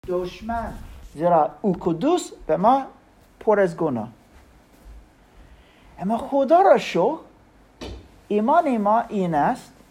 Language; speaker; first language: Persian; non-native, learner; German